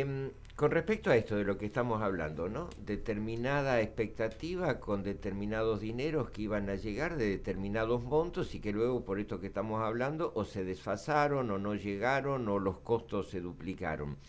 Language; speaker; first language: Spanish; native; Spanish